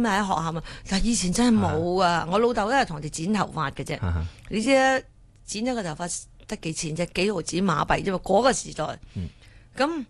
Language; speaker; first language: Cantonese; early bilingual, heritage; Cantonese